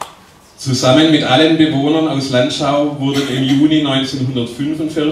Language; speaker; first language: German; native; German